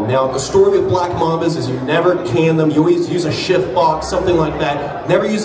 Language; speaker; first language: English; native; English